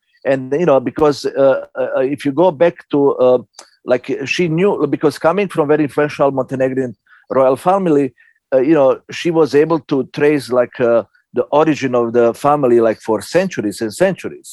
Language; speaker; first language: English; non-native, fluent; Bosnian